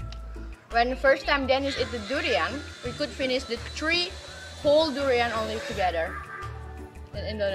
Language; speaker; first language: English; non-native, fluent; Indonesian